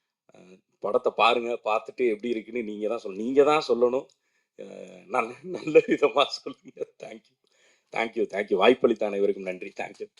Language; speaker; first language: Tamil; native; Tamil